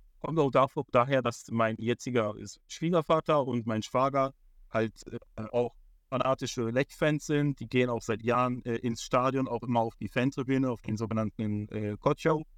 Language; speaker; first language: German; early bilingual, other home language; Polish